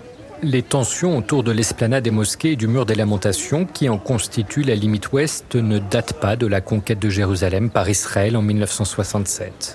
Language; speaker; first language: French; native; French